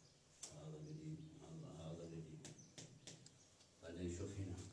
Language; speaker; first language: Arabic; non-native, learner; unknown